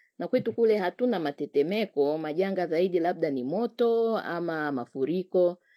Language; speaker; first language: Swahili; native; Swahili